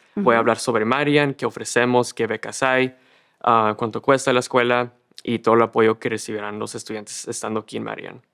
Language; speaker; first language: Spanish; early bilingual, heritage; Spanish